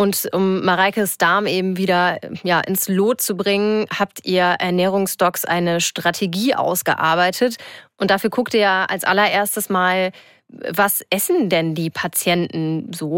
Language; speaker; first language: German; native; German